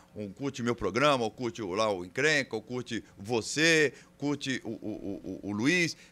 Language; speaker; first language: Portuguese; native; Portuguese